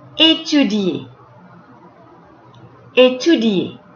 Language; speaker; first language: French; non-native, fluent; Malay